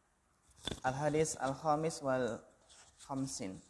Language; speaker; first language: Arabic; non-native, fluent; Indonesian